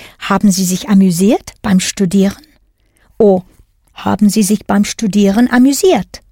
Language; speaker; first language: German; non-native, fluent; English